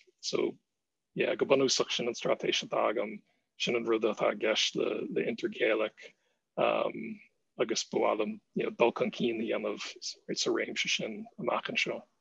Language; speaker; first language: Irish; non-native, fluent; English